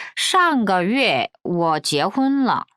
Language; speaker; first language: Chinese; non-native, fluent; Korean